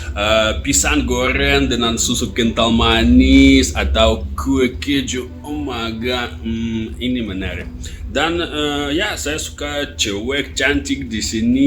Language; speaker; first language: Indonesian; non-native, learner; Russian